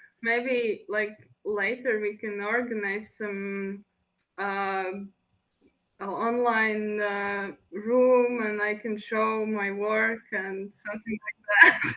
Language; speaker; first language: English; non-native, fluent; Latvian